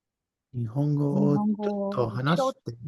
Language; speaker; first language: Japanese; non-native, learner; English